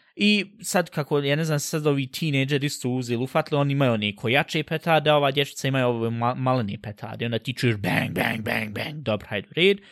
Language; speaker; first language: Bosnian; early bilingual, heritage; Bosnian